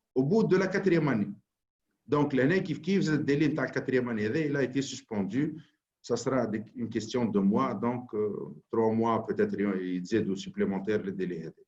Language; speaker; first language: French; non-native, local second language; Arabic